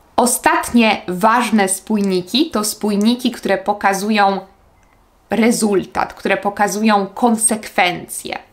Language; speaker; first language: Polish; native; Polish